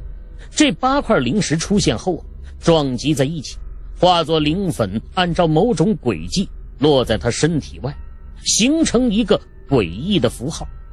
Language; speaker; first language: Chinese; native; Chinese